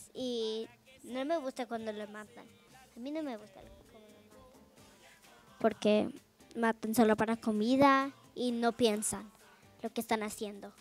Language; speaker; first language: Spanish; early bilingual, heritage; Spanish